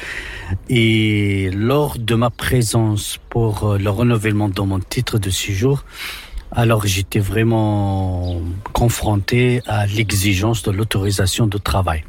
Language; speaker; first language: French; non-native, local second language; Arabic